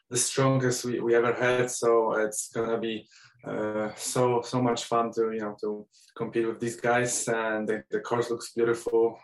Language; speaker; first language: English; non-native, fluent; Polish